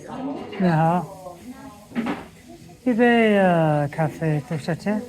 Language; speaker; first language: Chinese; non-native, learner; English